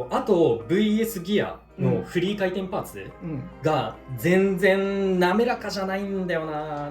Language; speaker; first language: Japanese; native; Japanese